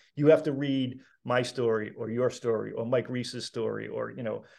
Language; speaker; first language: English; native; English